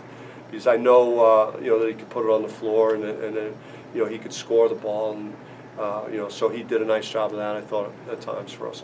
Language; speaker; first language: English; native; English